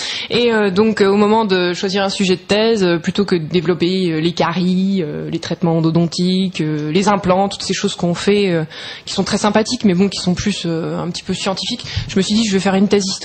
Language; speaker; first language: French; native; French